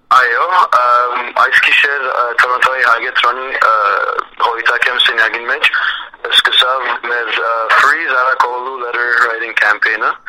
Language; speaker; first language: Armenian; early bilingual, heritage; Armenian